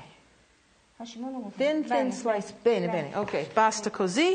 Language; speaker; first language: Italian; non-native, learner; English